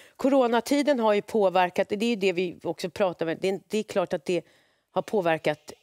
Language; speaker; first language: Swedish; native; Swedish